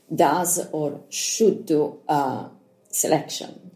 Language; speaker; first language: English; non-native, learner; Italian